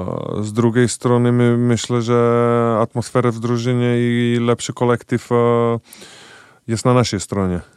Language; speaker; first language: Polish; non-native, fluent; Czech